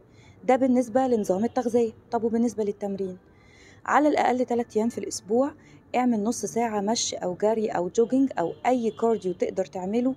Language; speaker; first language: Arabic; native; Arabic